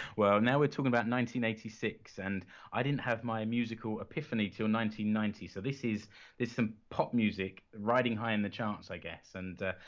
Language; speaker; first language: English; native; English